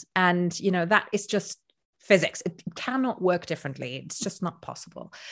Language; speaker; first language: English; non-native, fluent; Luxembourgish